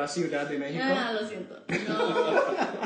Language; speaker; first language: Spanish; non-native, learner; English